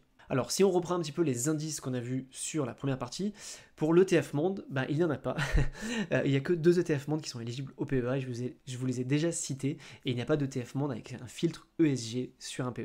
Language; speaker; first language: French; native; French